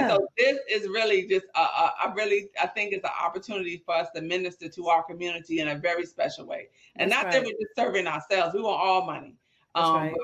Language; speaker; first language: English; native; English